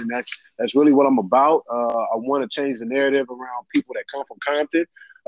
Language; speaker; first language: English; native; English